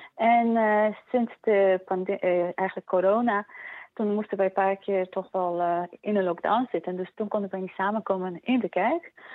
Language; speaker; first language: Dutch; early bilingual, other home language; Polish